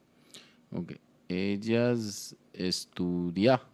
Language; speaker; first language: Spanish; non-native, learner; Hindi